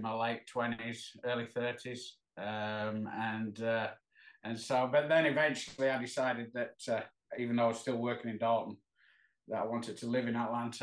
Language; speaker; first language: English; native; English